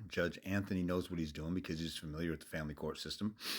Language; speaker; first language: English; native; English